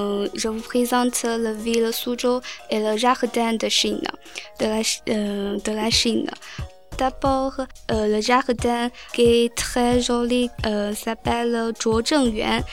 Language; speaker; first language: French; non-native, learner; Chinese